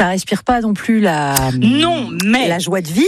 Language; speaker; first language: French; native; French